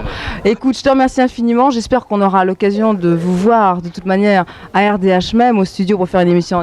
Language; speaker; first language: French; native; French